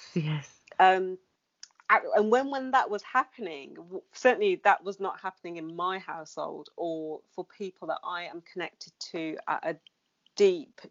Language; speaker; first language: English; native; English